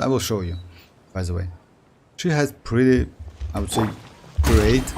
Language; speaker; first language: English; non-native, fluent; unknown